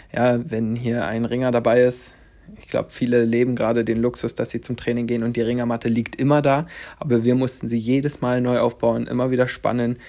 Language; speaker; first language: German; native; German